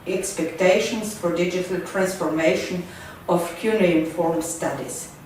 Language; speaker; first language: English; non-native, fluent; Slovenian